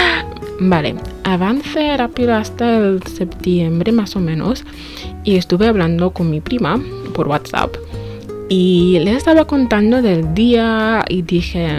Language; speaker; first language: Spanish; non-native, fluent; English